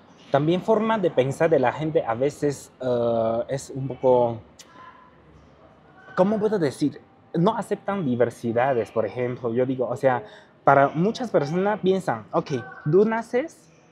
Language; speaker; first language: Spanish; non-native, fluent; Chinese